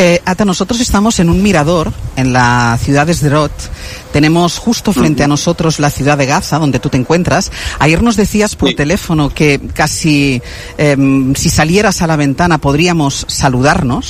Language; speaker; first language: Spanish; native; Spanish